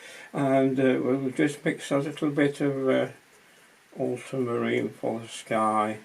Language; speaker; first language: English; native; English